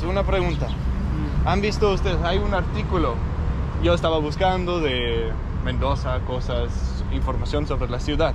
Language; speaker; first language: Spanish; non-native, learner; English